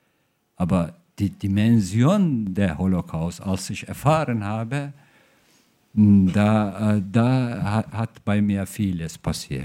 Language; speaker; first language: German; non-native, fluent; Turkish